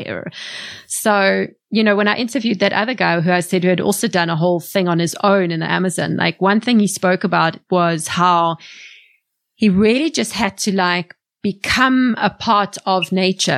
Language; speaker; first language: English; native; English